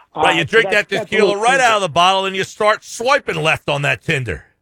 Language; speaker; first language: English; native; English